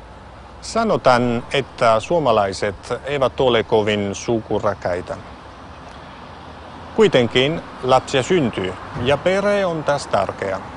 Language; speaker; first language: Finnish; non-native, fluent; Italian